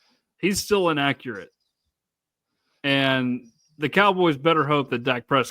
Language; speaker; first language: English; native; English